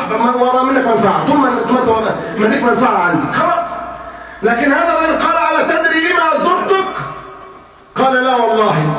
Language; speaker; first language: Arabic; native; Arabic